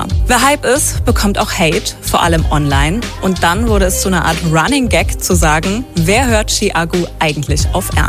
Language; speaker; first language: German; native; German